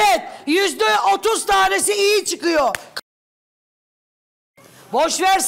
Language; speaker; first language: Turkish; native; Turkish